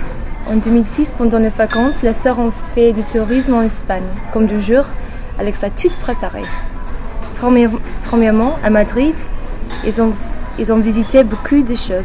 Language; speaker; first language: French; non-native, learner; English